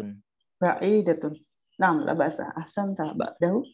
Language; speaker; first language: Arabic; non-native, fluent; Indonesian